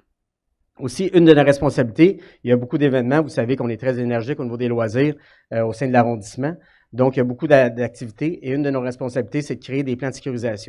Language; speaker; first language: French; native; French